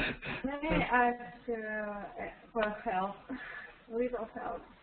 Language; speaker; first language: English; non-native, learner; Russian